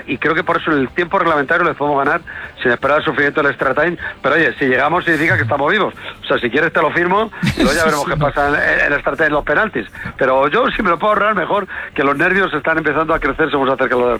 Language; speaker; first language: Spanish; native; Spanish